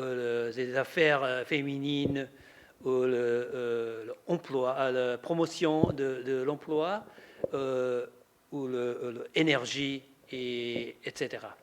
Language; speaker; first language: French; non-native, learner; Japanese